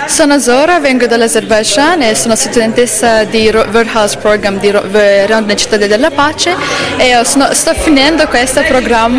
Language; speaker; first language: Italian; non-native, learner; Azerbaijani